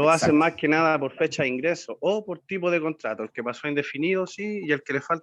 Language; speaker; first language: Spanish; native; Spanish